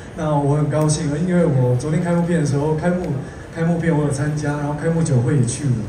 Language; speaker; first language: Chinese; native; Chinese